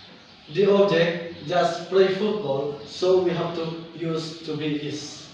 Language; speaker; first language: English; non-native, learner; Indonesian